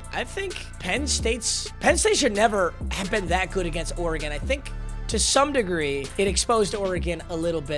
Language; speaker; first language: English; native; English